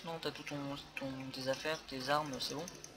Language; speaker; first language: French; native; French